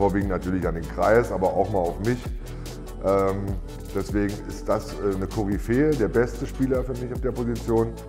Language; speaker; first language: German; native; German